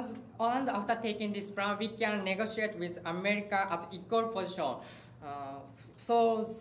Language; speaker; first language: English; non-native, learner; Japanese